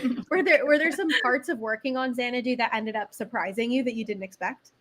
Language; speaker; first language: English; native; English